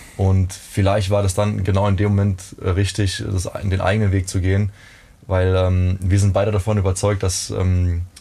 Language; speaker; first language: German; native; German